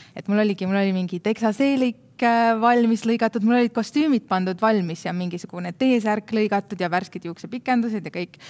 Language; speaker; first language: Estonian; native; Estonian